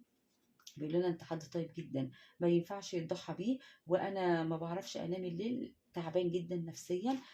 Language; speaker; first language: Arabic; native; Arabic